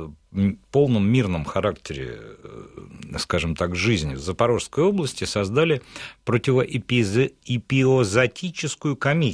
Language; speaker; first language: Russian; native; Russian